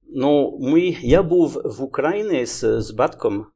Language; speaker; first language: Ukrainian; non-native, learner; French